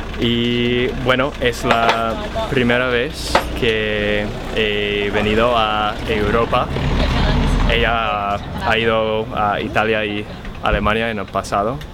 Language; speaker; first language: Spanish; non-native, fluent; English